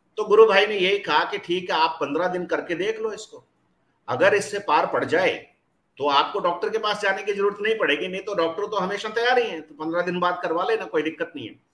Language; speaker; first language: Hindi; native; Hindi